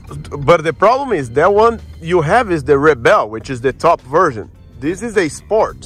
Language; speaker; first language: English; non-native, fluent; Portuguese